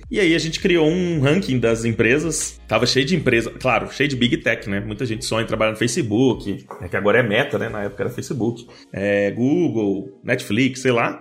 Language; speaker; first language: Portuguese; native; Portuguese